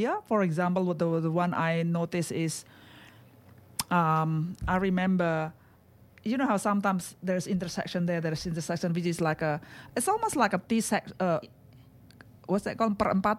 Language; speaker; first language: English; non-native, fluent; Indonesian